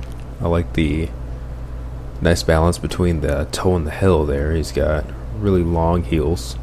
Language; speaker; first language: English; native; English